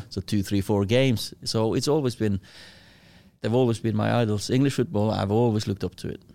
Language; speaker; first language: English; non-native, fluent; Norwegian